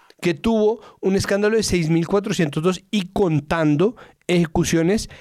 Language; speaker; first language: Spanish; native; Spanish